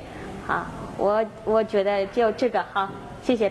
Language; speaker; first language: Chinese; non-native, fluent; Indonesian